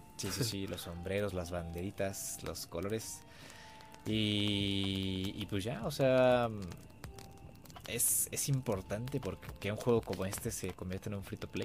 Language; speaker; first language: Spanish; native; Spanish